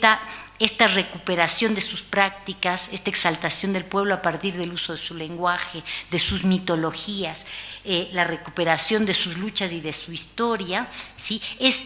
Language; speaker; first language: Spanish; native; Spanish